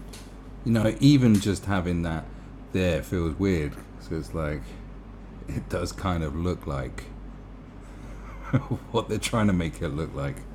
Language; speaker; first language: English; native; English